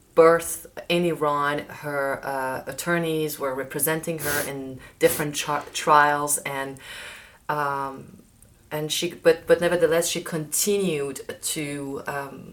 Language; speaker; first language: English; non-native, fluent; Persian